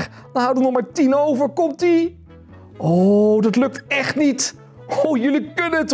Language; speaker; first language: Dutch; native; Dutch